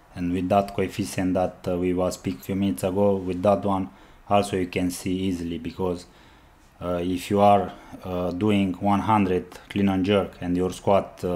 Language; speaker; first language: English; non-native, learner; Romanian